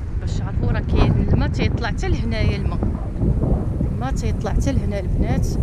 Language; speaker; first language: Arabic; native; Arabic